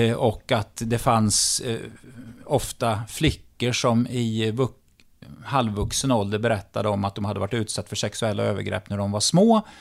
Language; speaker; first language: Swedish; native; Swedish